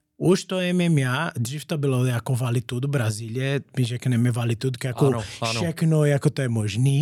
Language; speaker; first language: Czech; non-native, learner; Portuguese